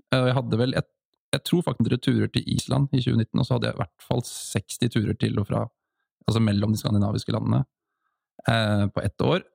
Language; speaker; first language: Norwegian; native; Norwegian